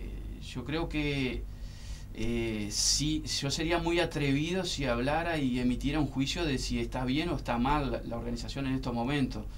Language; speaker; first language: Spanish; native; Spanish